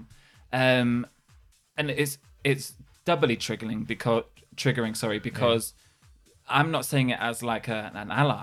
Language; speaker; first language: English; native; English